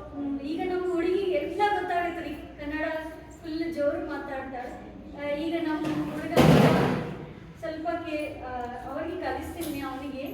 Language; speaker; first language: Kannada; non-native, learner; Telugu